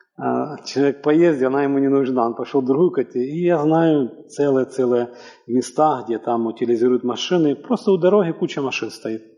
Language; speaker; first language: Russian; native; Russian